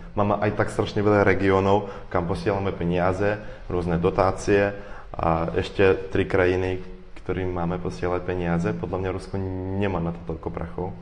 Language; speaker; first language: Slovak; non-native, fluent; Russian